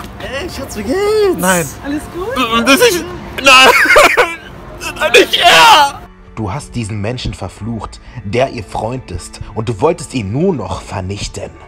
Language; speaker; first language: German; native; German